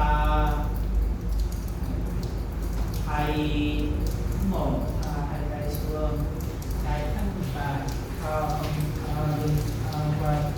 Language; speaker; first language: Vietnamese; non-native, fluent; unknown